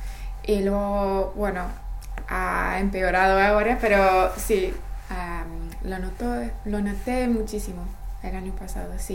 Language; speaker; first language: Spanish; non-native, fluent; English